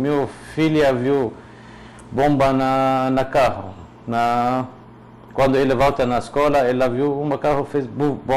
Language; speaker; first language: Portuguese; non-native, learner; Arabic